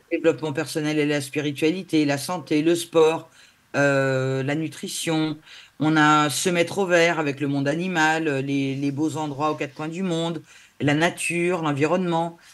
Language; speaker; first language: French; native; French